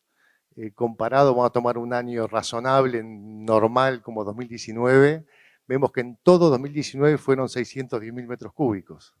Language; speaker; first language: Spanish; native; Spanish